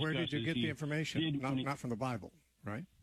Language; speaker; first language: English; native; English